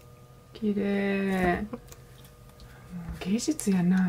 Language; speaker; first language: Japanese; early bilingual, heritage; Japanese